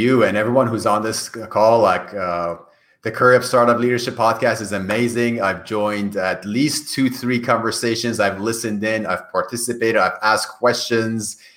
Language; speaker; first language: English; non-native, fluent; Persian